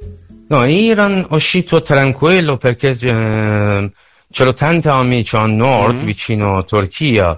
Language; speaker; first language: Italian; non-native, learner; Persian